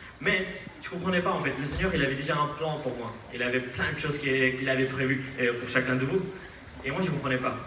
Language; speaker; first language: French; non-native, fluent; Aramaic